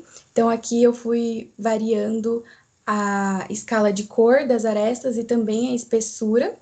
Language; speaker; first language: Portuguese; native; Portuguese